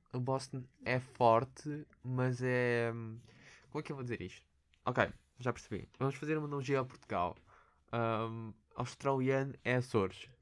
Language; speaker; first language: Portuguese; early bilingual, other home language; Russian